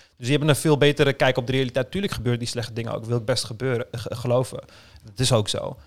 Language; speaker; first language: Dutch; early bilingual, other home language; Turkish